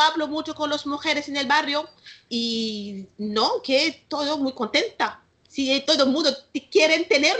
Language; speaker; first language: Spanish; non-native, learner; Malagasy